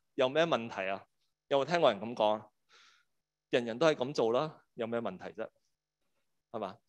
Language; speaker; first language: Cantonese; native; Cantonese